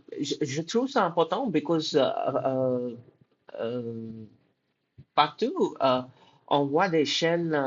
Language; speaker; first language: French; non-native, fluent; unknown